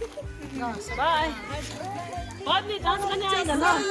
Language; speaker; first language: Hindi; non-native, learner; Tibetan